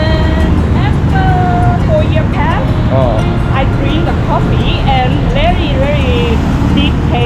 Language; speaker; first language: English; non-native, learner; Thai